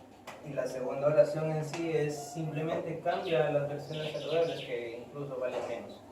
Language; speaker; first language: Spanish; native; Spanish